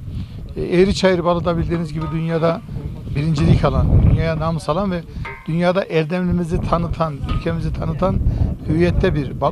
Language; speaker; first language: Turkish; native; Turkish